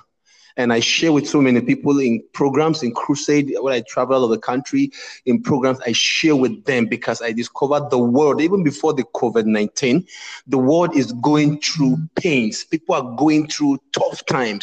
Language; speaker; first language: English; non-native, local second language; Igbo